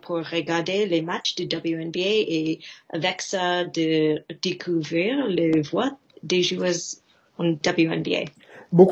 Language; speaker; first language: French; non-native, fluent; English